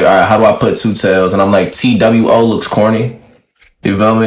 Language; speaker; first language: English; early bilingual, other home language; French